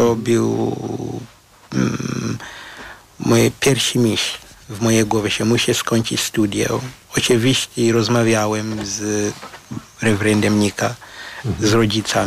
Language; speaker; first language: Polish; non-native, fluent; Shona